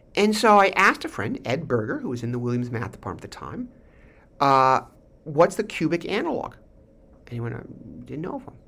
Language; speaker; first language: English; native; English